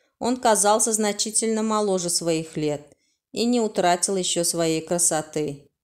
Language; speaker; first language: Russian; non-native, local second language; Turkmen